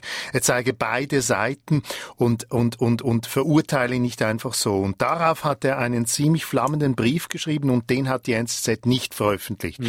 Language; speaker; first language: German; native; German